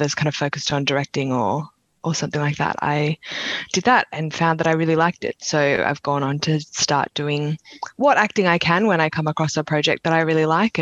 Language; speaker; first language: English; native; English